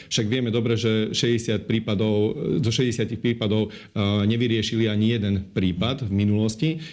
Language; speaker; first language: Slovak; non-native, local second language; Hungarian